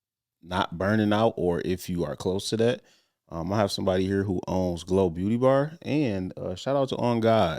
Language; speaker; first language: English; native; English